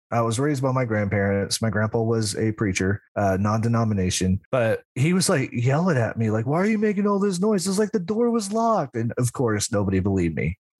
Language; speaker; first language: English; native; English